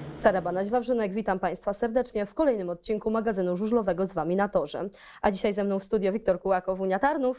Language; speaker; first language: Polish; native; Polish